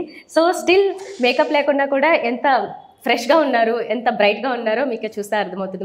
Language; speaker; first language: Telugu; native; Telugu